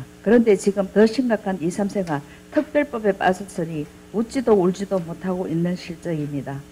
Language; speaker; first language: Korean; native; Korean